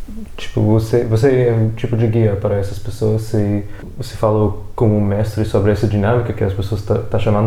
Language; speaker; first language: Portuguese; non-native, fluent; English